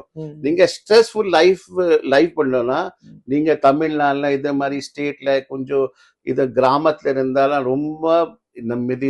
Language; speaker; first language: Tamil; non-native, fluent; Hindi